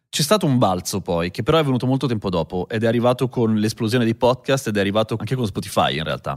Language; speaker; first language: Italian; native; Italian